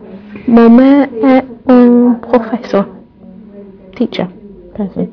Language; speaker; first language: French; non-native, learner; English